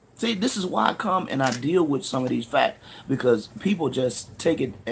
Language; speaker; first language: English; native; English